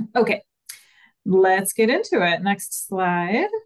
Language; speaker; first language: English; native; English